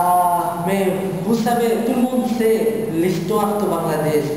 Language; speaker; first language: French; non-native, learner; Bangla